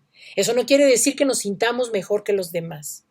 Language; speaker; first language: Spanish; native; Spanish